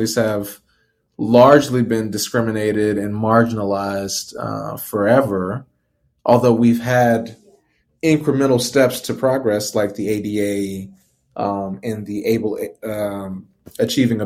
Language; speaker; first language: English; native; English